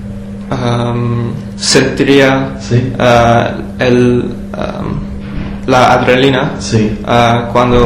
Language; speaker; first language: Spanish; non-native, learner; English